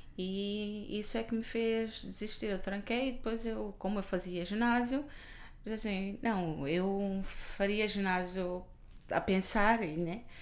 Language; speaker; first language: Portuguese; non-native, local second language; Kabuverdianu